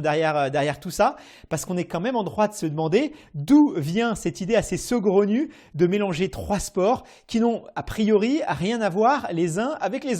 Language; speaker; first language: French; native; French